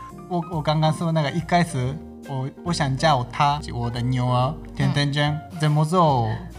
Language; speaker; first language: Chinese; non-native, learner; Japanese